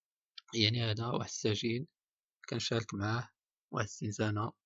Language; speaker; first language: Arabic; native; Arabic